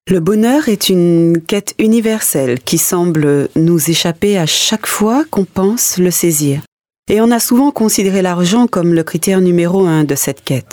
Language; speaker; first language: French; native; French